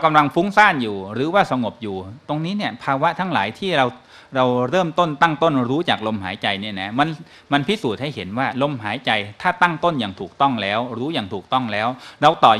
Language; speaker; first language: Thai; native; Thai